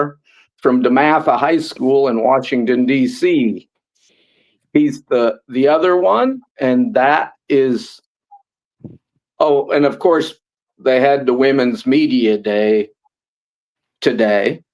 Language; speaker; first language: English; native; English